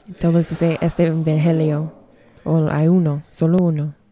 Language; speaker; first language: Spanish; non-native, learner; English